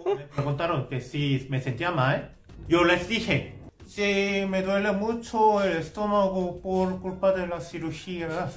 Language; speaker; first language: Spanish; non-native, fluent; Korean